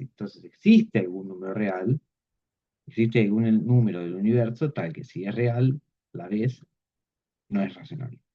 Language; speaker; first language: Spanish; native; Spanish